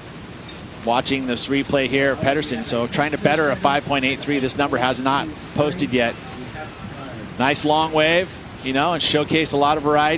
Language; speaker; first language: English; native; English